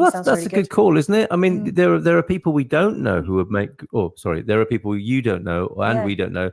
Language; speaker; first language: English; native; English